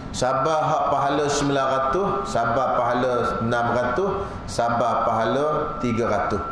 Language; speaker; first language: Malay; native; Malay